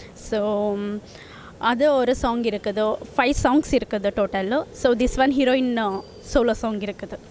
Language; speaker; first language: Tamil; non-native, learner; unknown